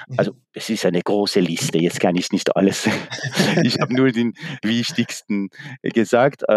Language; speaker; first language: German; non-native, fluent; Persian